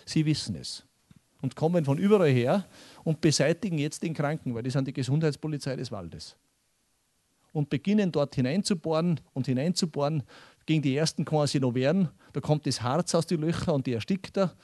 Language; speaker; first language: German; native; German